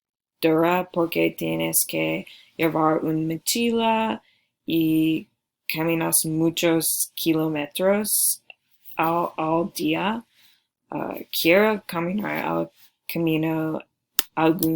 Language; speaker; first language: Spanish; non-native, learner; English